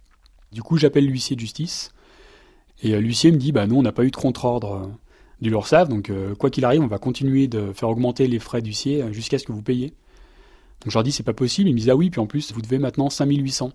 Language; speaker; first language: French; native; French